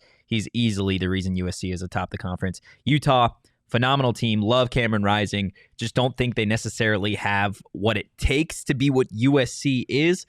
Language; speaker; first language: English; native; English